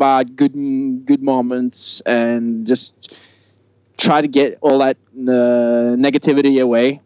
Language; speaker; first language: English; non-native, fluent; Norwegian